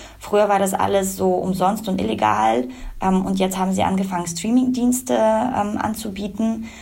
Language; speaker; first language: German; early bilingual, other home language; Russian